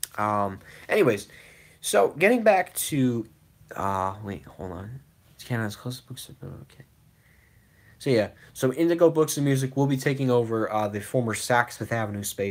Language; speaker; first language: English; native; English